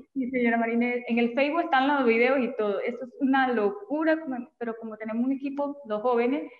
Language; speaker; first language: Spanish; native; Spanish